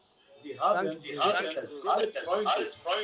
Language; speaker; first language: German; non-native, learner; Arabic